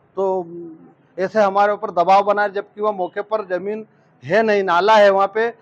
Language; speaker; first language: Hindi; native; Hindi